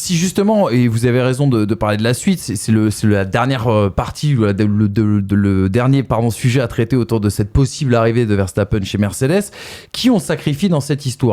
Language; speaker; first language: French; native; French